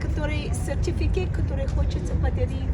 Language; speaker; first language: Russian; non-native, learner; English